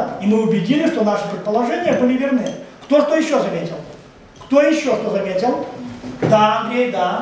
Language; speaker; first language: Russian; native; Russian